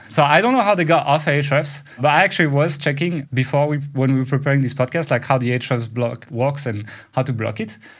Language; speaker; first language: English; non-native, fluent; French